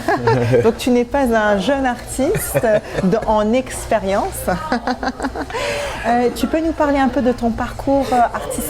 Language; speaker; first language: French; native; French